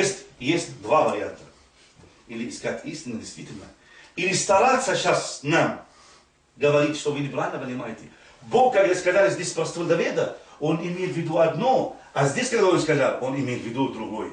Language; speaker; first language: Russian; non-native, fluent; Arabic